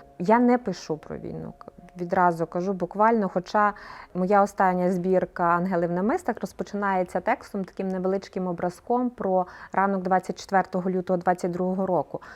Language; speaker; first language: Ukrainian; native; Ukrainian